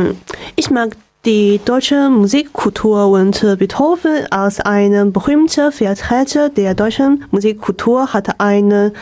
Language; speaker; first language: German; non-native, learner; Chinese